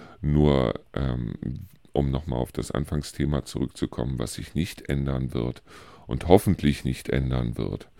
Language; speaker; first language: German; native; German